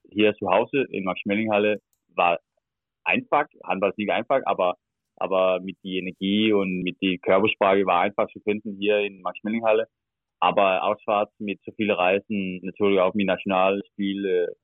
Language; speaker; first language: German; non-native, learner; Danish